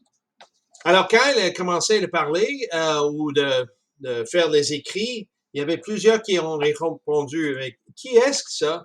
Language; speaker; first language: French; non-native, fluent; English